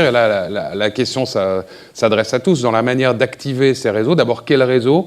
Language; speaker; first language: French; native; French